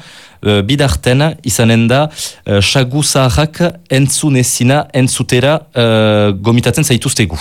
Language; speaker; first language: Basque; native; Basque